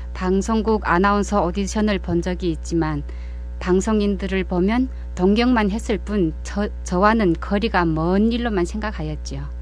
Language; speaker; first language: Korean; early bilingual, heritage; Korean